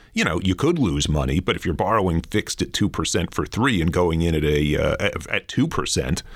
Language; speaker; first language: English; native; English